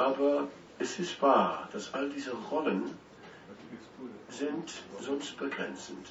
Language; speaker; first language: German; non-native, fluent; Dutch